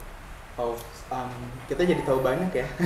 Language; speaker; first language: Indonesian; native; Indonesian